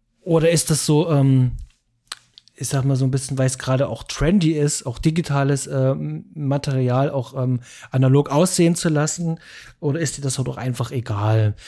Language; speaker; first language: German; native; German